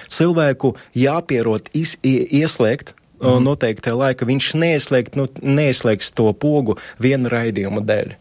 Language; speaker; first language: Latvian; non-native, local second language; Russian